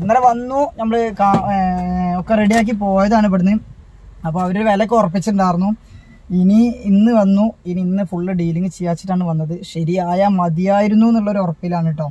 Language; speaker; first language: Malayalam; native; Malayalam